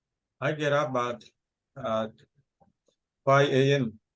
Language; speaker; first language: English; non-native, learner; Spanish